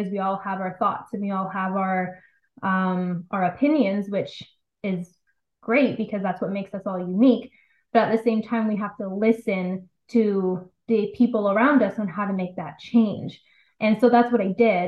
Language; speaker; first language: English; native; English